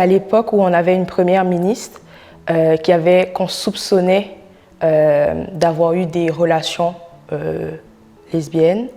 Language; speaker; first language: French; non-native, local second language; Haitian Creole